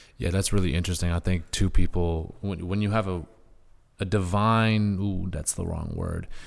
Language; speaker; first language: English; native; English